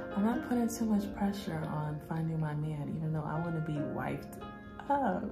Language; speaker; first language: English; native; English